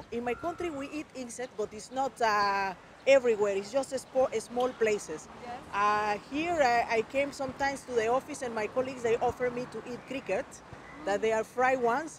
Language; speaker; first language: English; non-native, fluent; Spanish